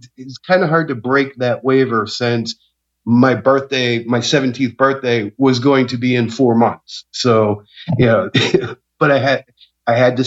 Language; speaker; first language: English; native; English